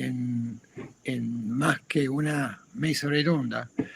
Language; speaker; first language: Spanish; non-native, fluent; English